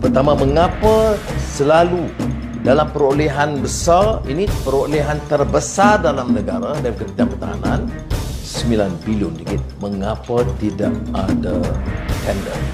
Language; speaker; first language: Malay; native; Malay